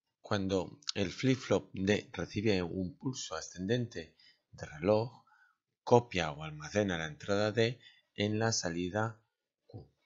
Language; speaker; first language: Spanish; native; Spanish